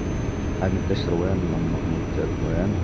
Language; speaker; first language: Arabic; native; Arabic